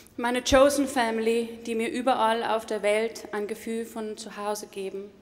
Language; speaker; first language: German; native; German